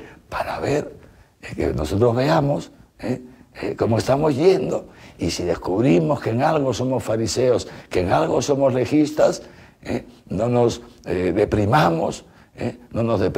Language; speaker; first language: Spanish; native; Spanish